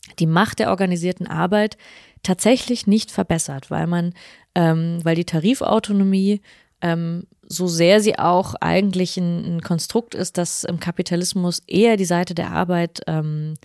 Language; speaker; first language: German; native; German